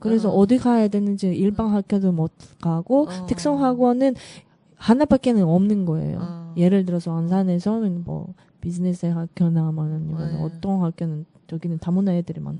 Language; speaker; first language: Korean; non-native, learner; Russian